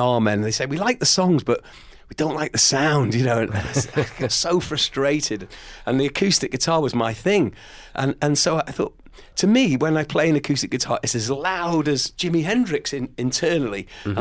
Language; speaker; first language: English; native; English